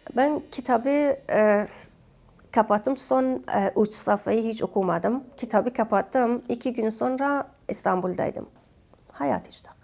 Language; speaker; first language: Turkish; non-native, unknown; Kurdish